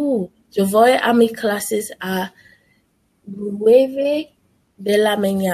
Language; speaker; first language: Spanish; non-native, learner; English